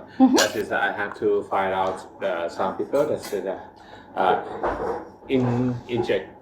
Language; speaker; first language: English; non-native, learner; Thai